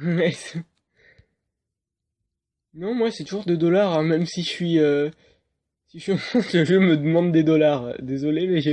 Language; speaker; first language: French; native; French